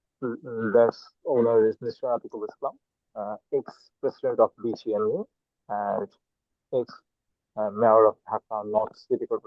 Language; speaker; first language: English; non-native, learner; Bangla